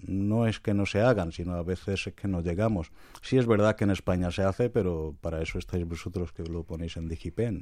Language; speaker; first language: Spanish; non-native, fluent; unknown